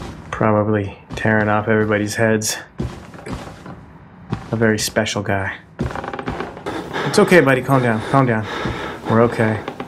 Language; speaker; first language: English; native; English